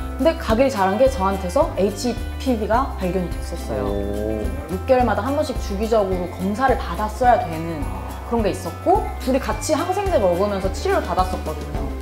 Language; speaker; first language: Korean; native; Korean